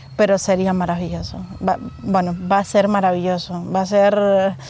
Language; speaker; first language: Spanish; native; Spanish